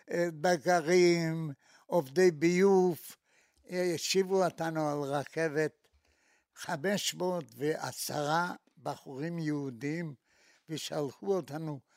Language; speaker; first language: Hebrew; non-native, fluent; Polish